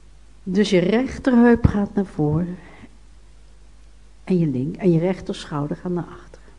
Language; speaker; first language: Dutch; native; Dutch